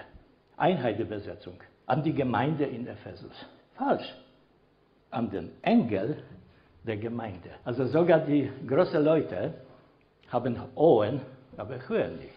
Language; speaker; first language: German; non-native, fluent; Polish